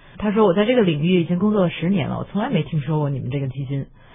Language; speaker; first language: Chinese; native; Chinese